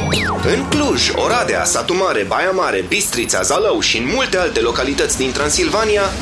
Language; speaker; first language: Romanian; native; Romanian